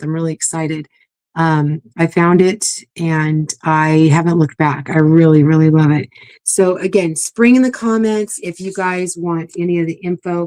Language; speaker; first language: English; native; English